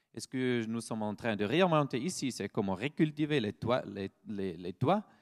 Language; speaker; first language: French; non-native, fluent; German